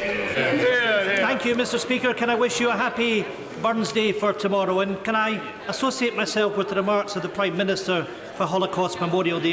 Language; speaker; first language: English; native; English